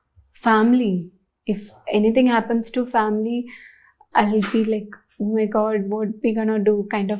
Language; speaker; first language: Telugu; non-native, learner; Tamil